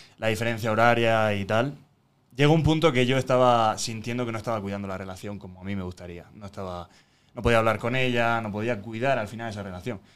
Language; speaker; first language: Spanish; native; Spanish